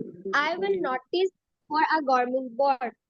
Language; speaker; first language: English; non-native, learner; Urdu